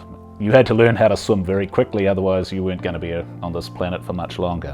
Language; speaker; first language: English; native; English